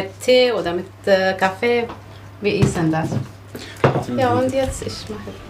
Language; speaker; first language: German; non-native, learner; Arabic